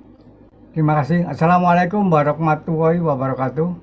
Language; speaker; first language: Indonesian; native; Indonesian